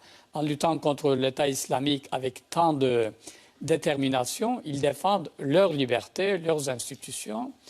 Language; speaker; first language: French; native; French